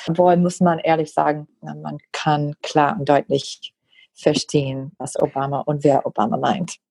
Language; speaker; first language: German; non-native, fluent; English